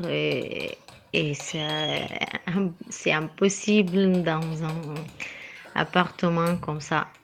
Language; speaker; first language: French; non-native, learner; Arabic